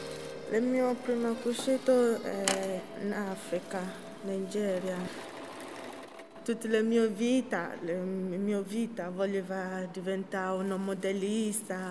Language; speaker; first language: Italian; non-native, learner; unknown